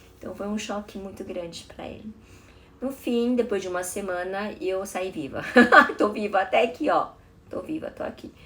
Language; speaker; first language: Portuguese; early bilingual, other home language; Chinese